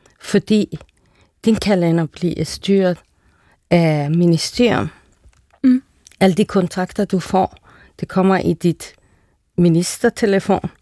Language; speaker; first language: Danish; non-native, fluent; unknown